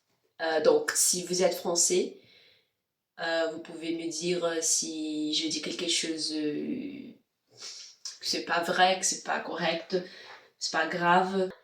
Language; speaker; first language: French; non-native, learner; Spanish